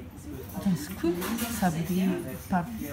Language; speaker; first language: French; non-native, learner; Japanese